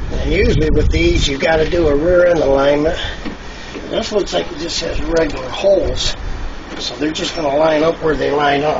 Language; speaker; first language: English; native; English